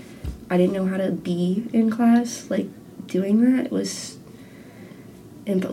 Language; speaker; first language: English; native; English